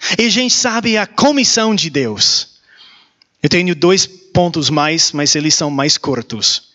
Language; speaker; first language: Portuguese; non-native, learner; English